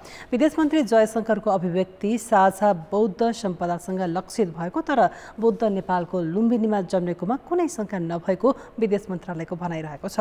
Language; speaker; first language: Nepali; native; Nepali